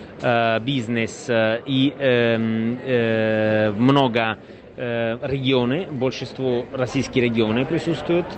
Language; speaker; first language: Russian; non-native, fluent; Italian